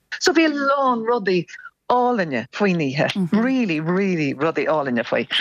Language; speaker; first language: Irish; non-native, local second language; English